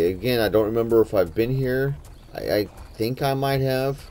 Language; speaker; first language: English; native; English